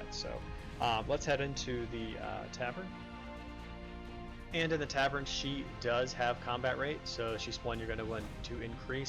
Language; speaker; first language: English; native; English